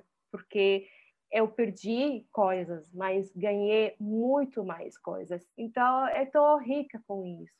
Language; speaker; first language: Portuguese; non-native, fluent; Arabic